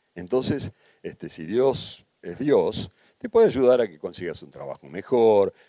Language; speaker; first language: Spanish; native; Spanish